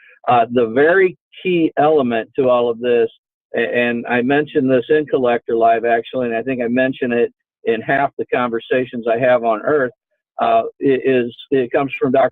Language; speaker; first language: English; native; English